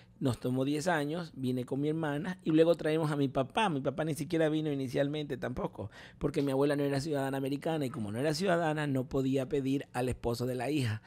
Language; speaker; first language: Spanish; native; Spanish